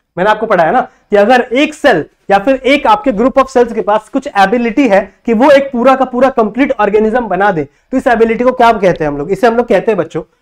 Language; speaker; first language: Hindi; native; Hindi